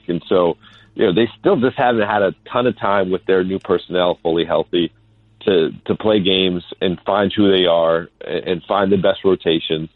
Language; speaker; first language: English; native; English